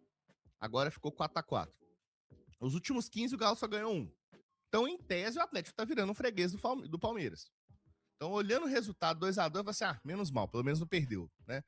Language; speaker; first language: Portuguese; native; Portuguese